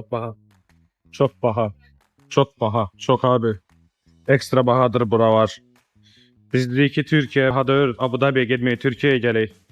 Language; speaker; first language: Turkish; non-native, learner; Azerbaijani